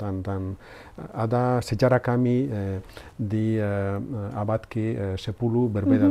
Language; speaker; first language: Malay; non-native, learner; Spanish